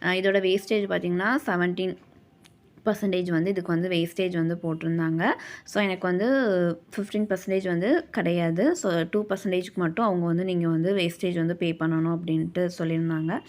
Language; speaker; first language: Tamil; native; Tamil